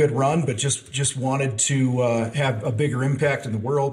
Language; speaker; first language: English; native; English